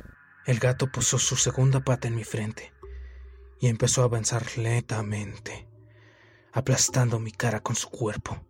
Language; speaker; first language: Spanish; native; Spanish